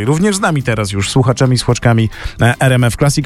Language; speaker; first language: Polish; native; Polish